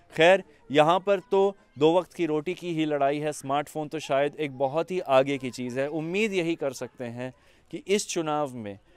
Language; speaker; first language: Hindi; native; Hindi